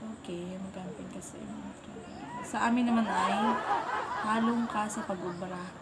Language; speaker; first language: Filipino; non-native, local second language; Hiligaynon